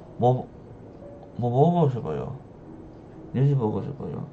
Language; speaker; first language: Korean; non-native, learner; English